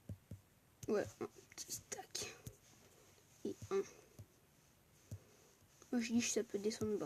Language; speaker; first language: French; native; French